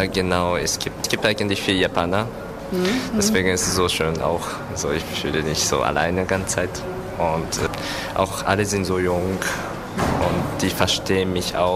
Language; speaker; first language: German; non-native, learner; Japanese